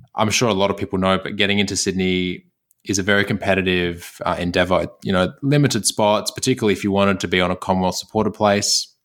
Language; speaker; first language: English; native; English